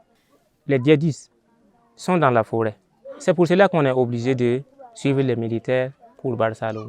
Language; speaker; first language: French; non-native, local second language; Mossi